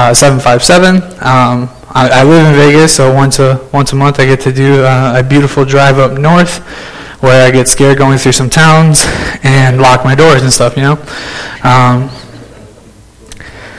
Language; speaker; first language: English; native; English